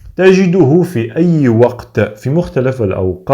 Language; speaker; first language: Arabic; native; Arabic